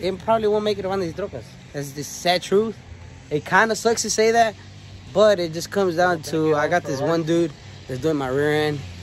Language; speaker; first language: English; early bilingual, other home language; Spanish